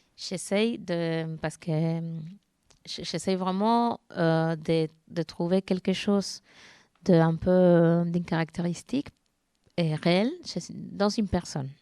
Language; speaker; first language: French; non-native, fluent; Spanish